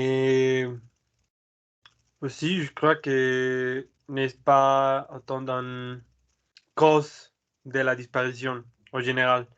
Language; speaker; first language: French; non-native, learner; Spanish